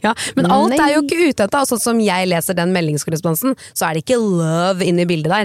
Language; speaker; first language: Norwegian; native; Norwegian